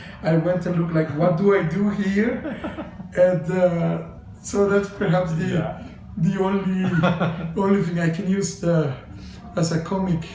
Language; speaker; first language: English; non-native, fluent; Spanish